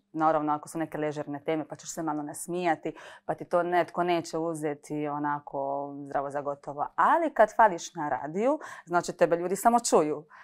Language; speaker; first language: Croatian; native; Croatian